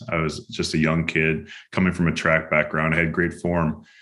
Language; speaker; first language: English; native; English